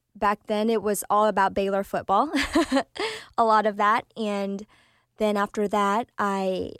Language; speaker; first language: English; early bilingual, other home language; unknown